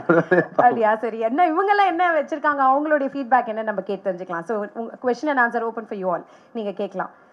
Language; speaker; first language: Tamil; native; Tamil